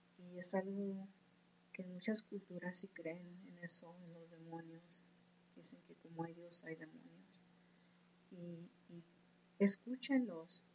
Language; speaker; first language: Spanish; early bilingual, heritage; Spanish